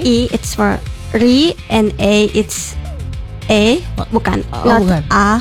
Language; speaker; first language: English; non-native, learner; Indonesian